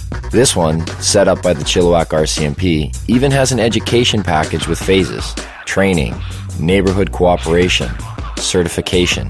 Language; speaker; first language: English; native; English